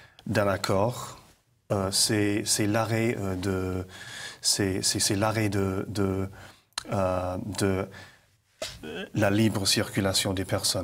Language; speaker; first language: French; non-native, fluent; English